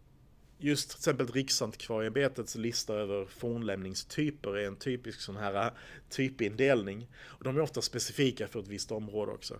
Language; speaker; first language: Swedish; native; Swedish